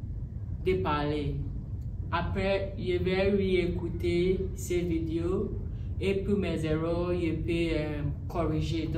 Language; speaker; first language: French; non-native, learner; English